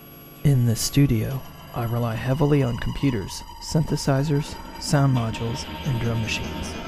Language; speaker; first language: English; native; English